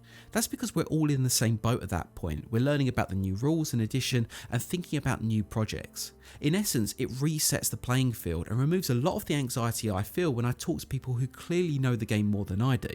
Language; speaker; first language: English; native; English